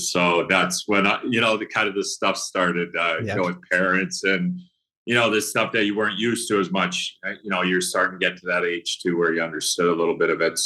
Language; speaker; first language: English; native; English